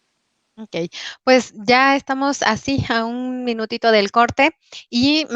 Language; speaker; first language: Spanish; native; Spanish